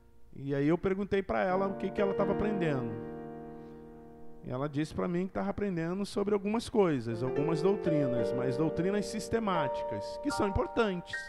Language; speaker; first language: Portuguese; native; Portuguese